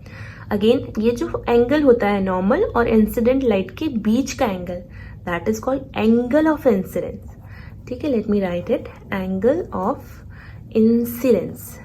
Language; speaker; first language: Hindi; native; Hindi